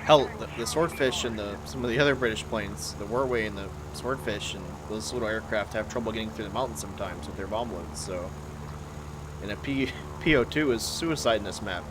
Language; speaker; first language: English; native; English